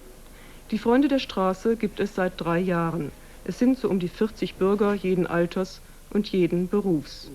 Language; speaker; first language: German; native; German